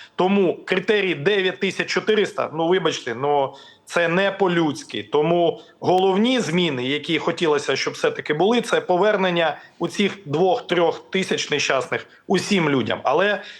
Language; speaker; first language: Ukrainian; native; Ukrainian